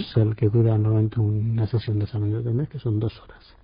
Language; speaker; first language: Spanish; native; Spanish